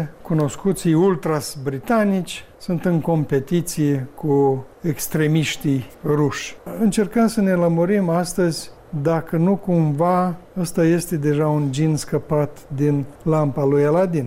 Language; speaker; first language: Romanian; native; Romanian